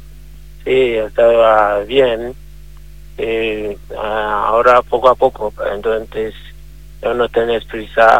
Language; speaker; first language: Spanish; non-native, learner; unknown